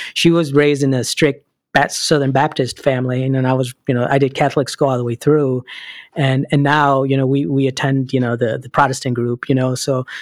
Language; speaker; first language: English; early bilingual, other home language; Spanish